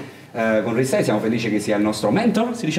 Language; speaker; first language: Italian; native; Italian